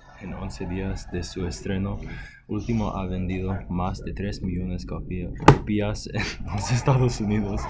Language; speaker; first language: Spanish; non-native, learner; English